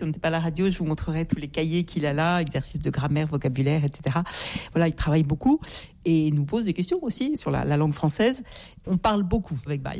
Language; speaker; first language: French; native; French